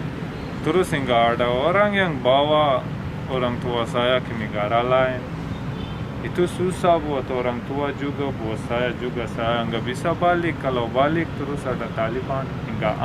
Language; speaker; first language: Indonesian; non-native, learner; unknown